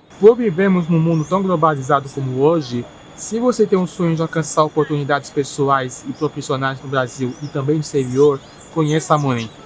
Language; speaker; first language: Portuguese; native; Portuguese